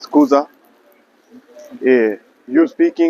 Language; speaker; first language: English; non-native, learner; Urdu